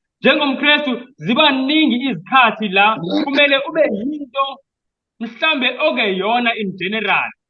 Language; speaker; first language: Zulu; non-native, local second language; Xhosa